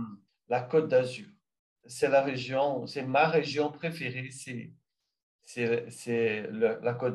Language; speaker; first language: French; non-native, learner; Portuguese